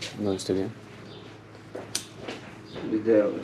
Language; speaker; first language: Spanish; non-native, learner; Turkish